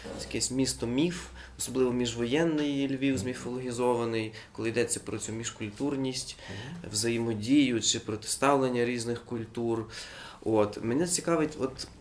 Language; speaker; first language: Ukrainian; native; Ukrainian